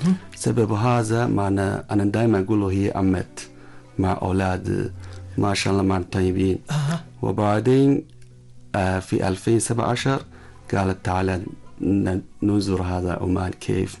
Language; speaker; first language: Arabic; non-native, learner; Chinese